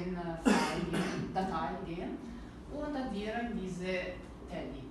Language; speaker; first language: German; non-native, learner; Italian